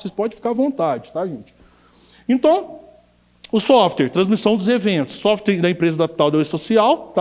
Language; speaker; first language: Portuguese; native; Portuguese